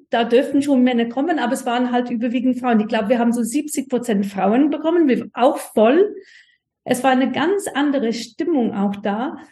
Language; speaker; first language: German; non-native, fluent; English